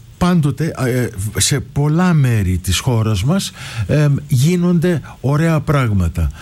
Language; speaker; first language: Greek; early bilingual, heritage; Greek